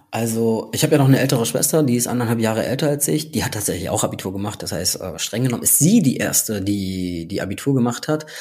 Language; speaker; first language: German; native; German